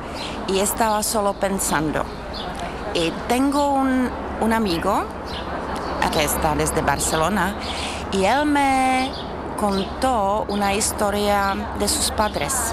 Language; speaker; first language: Spanish; non-native, fluent; Czech